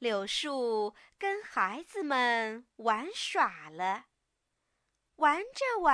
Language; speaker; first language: Chinese; native; Chinese